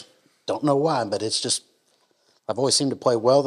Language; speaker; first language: English; native; English